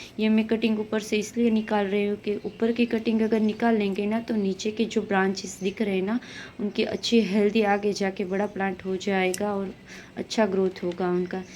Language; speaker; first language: Hindi; non-native, local second language; Gujarati